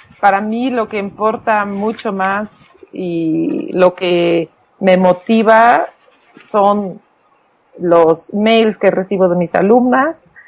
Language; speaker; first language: Spanish; non-native, fluent; Dutch